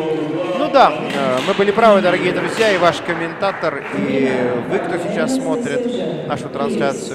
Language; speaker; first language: Russian; native; Russian